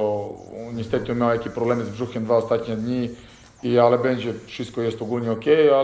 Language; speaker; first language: Polish; non-native, fluent; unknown